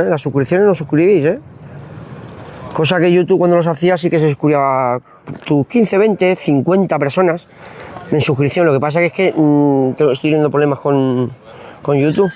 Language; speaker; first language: Spanish; native; Spanish